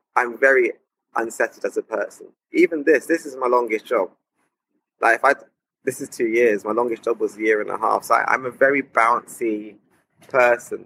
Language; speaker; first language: English; native; English